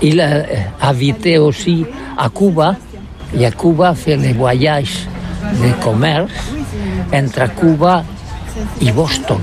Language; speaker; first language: French; non-native, learner; Catalan